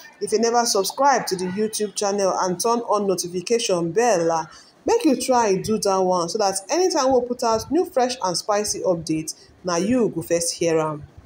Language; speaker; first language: Nigerian Pidgin; non-native, local second language; Yoruba